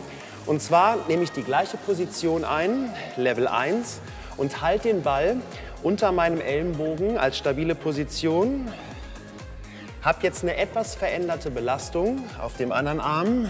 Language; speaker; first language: German; native; German